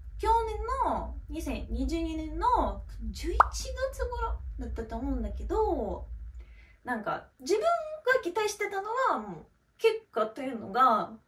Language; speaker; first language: Japanese; non-native, fluent; Russian